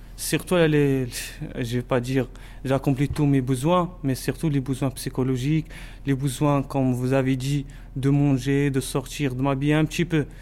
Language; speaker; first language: French; non-native, local second language; Arabic